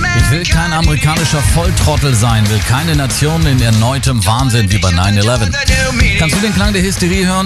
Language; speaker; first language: German; native; German